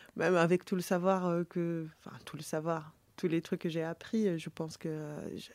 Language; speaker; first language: French; non-native, local second language; Arabic